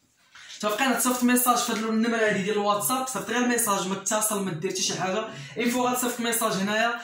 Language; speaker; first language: Arabic; native; Arabic